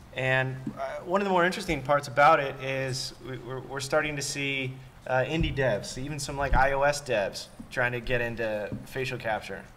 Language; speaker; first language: English; native; English